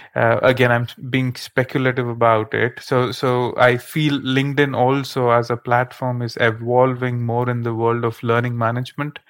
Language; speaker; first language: English; non-native, local second language; Kannada